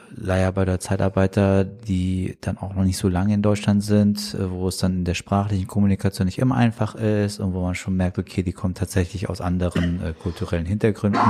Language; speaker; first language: German; native; German